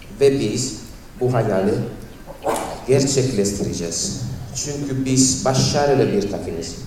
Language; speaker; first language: Turkish; non-native, fluent; Italian